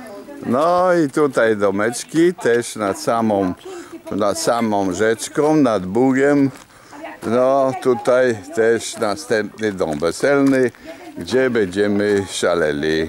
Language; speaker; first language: Polish; native; Polish